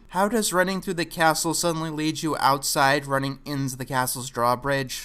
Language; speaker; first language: English; native; English